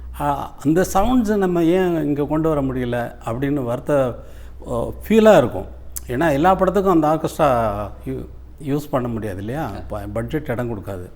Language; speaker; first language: Tamil; native; Tamil